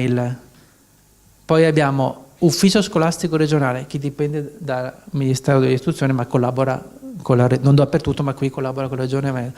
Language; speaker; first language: Italian; native; Italian